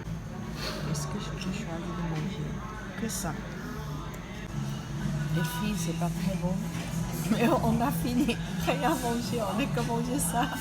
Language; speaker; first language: French; non-native, learner; Chinese